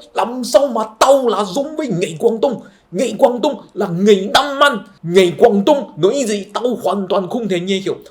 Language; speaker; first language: Vietnamese; non-native, fluent; Chinese